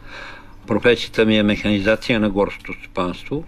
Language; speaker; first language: Bulgarian; native; Bulgarian